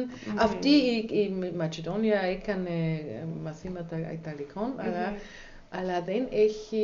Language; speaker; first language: Greek; non-native, learner; German